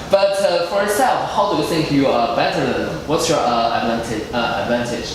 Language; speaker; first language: English; non-native, fluent; Chinese